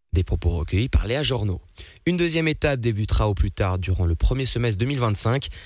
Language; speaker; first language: French; native; French